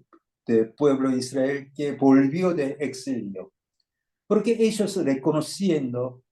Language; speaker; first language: Spanish; non-native, fluent; Korean